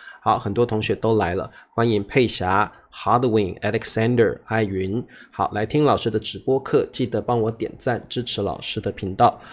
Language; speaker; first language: Chinese; native; Chinese